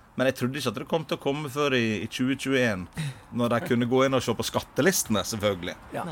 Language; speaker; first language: Norwegian; native; Norwegian